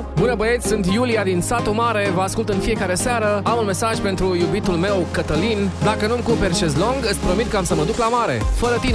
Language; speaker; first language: Romanian; native; Romanian